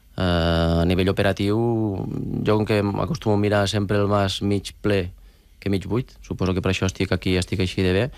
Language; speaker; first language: Catalan; native; Catalan